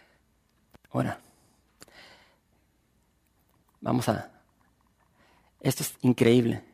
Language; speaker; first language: Spanish; native; Spanish